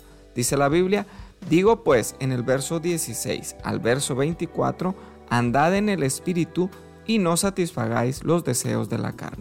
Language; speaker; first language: Spanish; native; Spanish